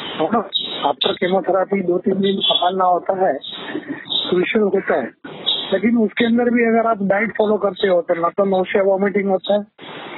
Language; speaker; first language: Hindi; non-native, local second language; Gujarati